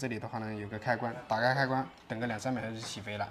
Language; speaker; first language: Chinese; native; Chinese